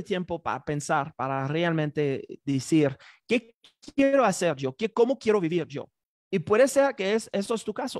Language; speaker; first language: Spanish; non-native, fluent; French